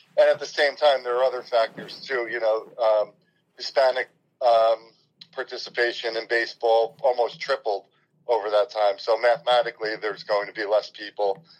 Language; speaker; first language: English; native; English